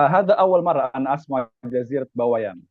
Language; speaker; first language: Arabic; non-native, fluent; Indonesian